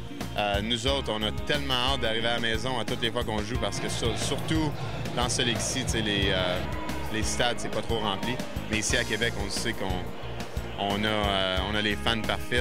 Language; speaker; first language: French; native; French